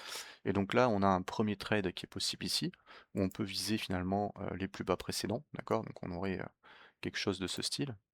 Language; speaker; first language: French; native; French